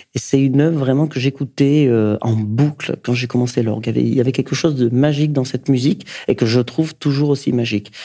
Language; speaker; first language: French; native; French